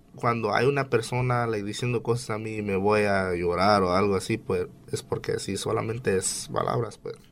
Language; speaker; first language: Spanish; non-native, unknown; English